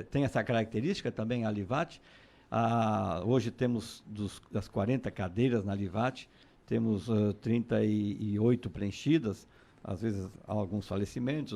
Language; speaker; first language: Portuguese; native; Portuguese